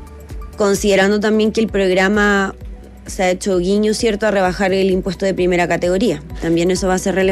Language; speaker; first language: Spanish; native; Spanish